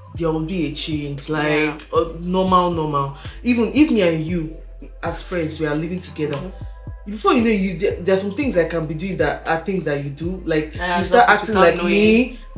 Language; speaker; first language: English; non-native, local second language; Igbo